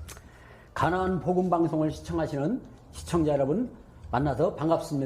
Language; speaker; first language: Korean; native; Korean